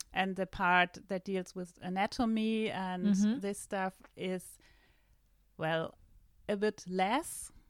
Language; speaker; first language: English; non-native, fluent; German